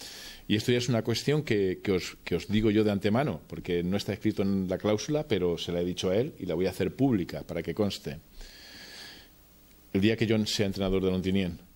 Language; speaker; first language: Spanish; native; Spanish